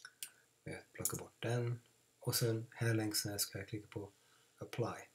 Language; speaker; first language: Swedish; non-native, fluent; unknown